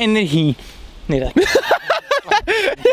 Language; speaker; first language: Dutch; native; Dutch